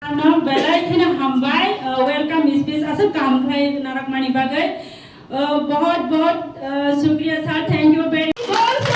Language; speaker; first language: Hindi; non-native, local second language; Kok Borok